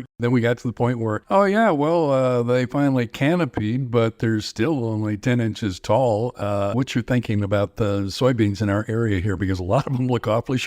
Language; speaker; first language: English; native; English